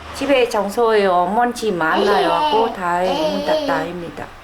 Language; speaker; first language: Korean; non-native, learner; Vietnamese